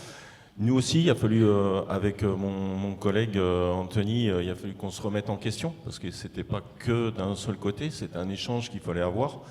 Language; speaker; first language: French; native; French